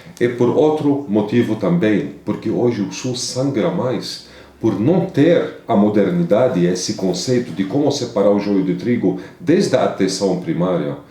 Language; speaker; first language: Portuguese; non-native, fluent; Arabic